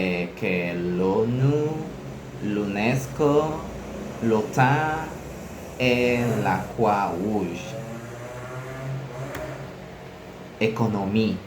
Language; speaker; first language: French; non-native, learner; Spanish